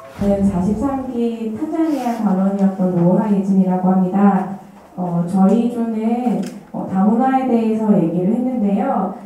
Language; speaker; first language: Korean; native; Korean